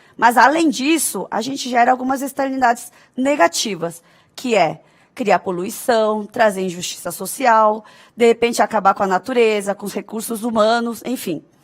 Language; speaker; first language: Portuguese; early bilingual, other home language; Korean